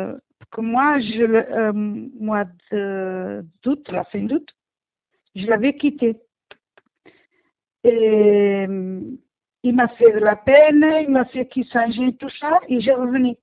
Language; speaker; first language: French; non-native, learner; Portuguese